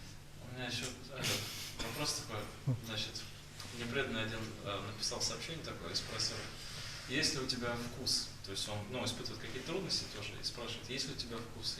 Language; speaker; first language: Russian; native; Russian